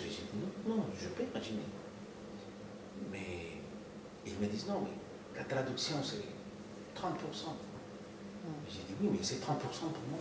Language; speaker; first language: French; non-native, fluent; Spanish